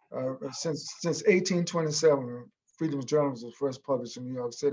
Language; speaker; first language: English; native; English